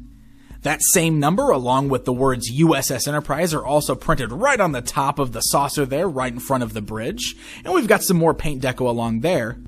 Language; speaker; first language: English; native; English